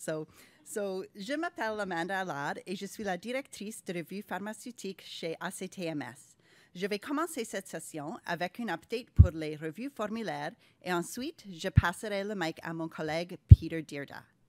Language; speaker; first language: French; non-native, learner; English